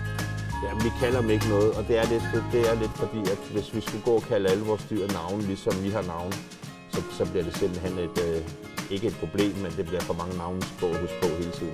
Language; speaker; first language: Danish; native; Danish